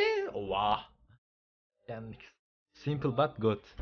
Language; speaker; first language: English; non-native, learner; Turkish